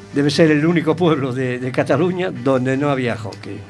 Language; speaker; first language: Spanish; native; Spanish